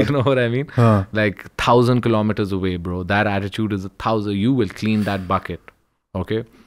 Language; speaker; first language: English; early bilingual, other home language; Urdu